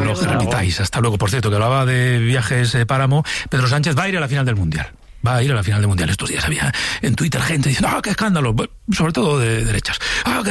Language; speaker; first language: Spanish; native; Spanish